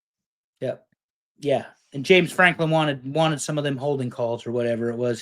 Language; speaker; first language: English; native; English